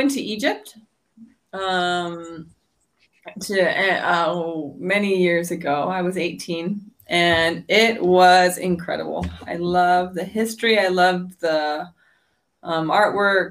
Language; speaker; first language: English; native; English